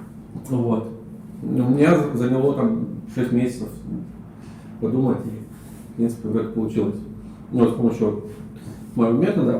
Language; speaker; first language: Russian; native; Russian